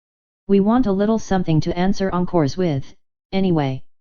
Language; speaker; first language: English; native; English